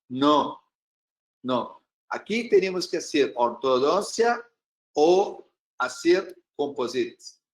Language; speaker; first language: Spanish; non-native, learner; Portuguese